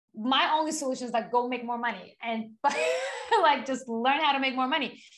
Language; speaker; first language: English; non-native, fluent; Persian